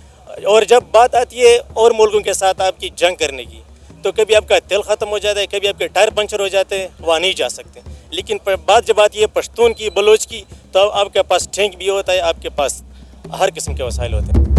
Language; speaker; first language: Hindi; non-native, local second language; Pashto